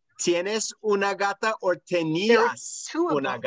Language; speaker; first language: Spanish; non-native, fluent; English